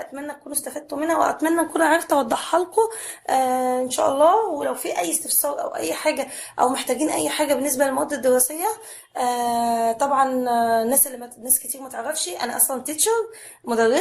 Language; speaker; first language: Arabic; native; Arabic